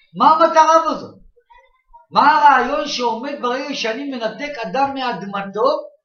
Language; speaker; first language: Hebrew; native; Hebrew